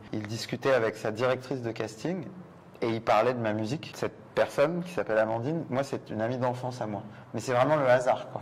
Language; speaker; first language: French; native; French